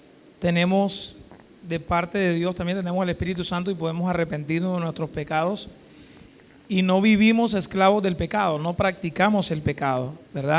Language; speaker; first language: Spanish; native; Spanish